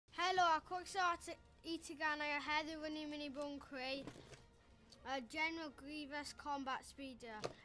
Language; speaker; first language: Welsh; non-native, local second language; English